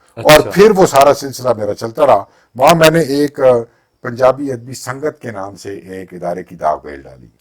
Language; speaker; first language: Urdu; non-native, local second language; Punjabi